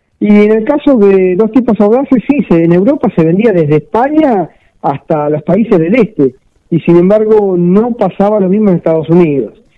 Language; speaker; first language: Spanish; native; Spanish